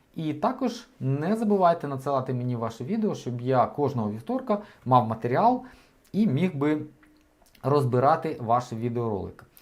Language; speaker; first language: Ukrainian; native; Ukrainian